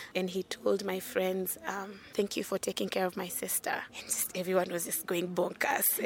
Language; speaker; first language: English; non-native, local second language; Luo (Kenya and Tanzania)